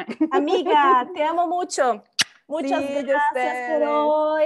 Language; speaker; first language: Spanish; non-native, learner; Portuguese